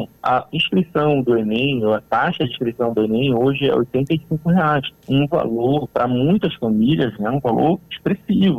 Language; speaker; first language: Portuguese; native; Portuguese